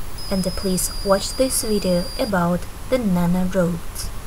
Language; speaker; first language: English; non-native, fluent; Kazakh